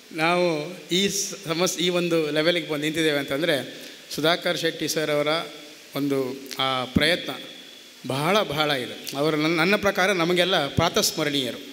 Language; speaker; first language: Kannada; native; Kannada